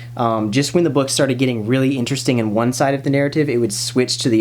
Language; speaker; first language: English; native; English